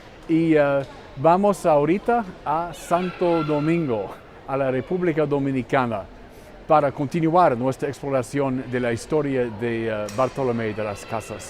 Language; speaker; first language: Spanish; non-native, fluent; English